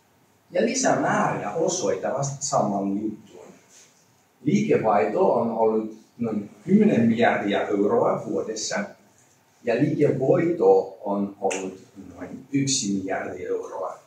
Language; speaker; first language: Finnish; non-native, learner; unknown